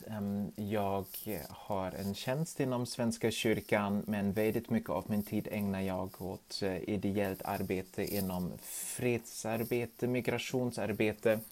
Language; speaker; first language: Swedish; non-native, fluent; German